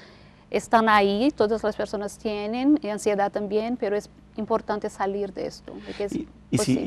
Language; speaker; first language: Spanish; non-native, fluent; Portuguese